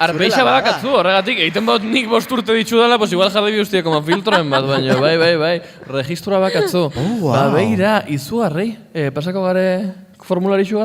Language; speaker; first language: Basque; native; Basque